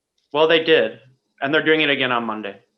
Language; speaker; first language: English; native; English